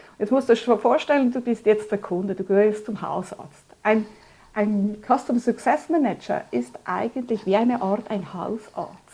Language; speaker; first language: German; early bilingual, other home language; Spanish